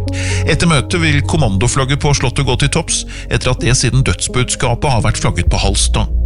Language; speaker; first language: Norwegian; native; Norwegian